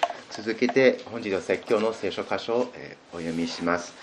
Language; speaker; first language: Japanese; native; Japanese